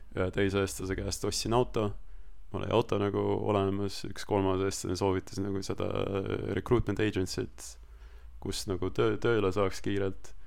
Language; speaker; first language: Estonian; early bilingual, other home language; Russian